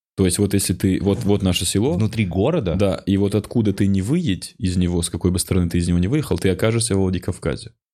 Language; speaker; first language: Russian; non-native, local second language; Ossetic